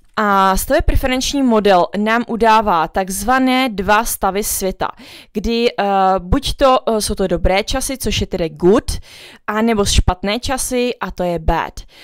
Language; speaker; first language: Czech; early bilingual, other home language; Vietnamese